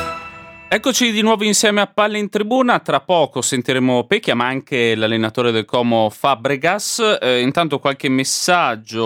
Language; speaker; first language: Italian; native; Italian